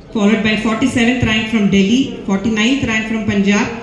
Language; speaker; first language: English; non-native, local second language; Telugu